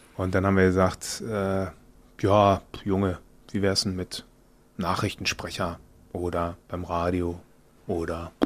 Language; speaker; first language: German; native; German